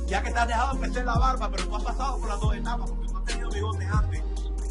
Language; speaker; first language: Spanish; early bilingual, heritage; Spanish